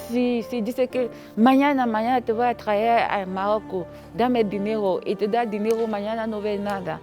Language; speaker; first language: Spanish; non-native, learner; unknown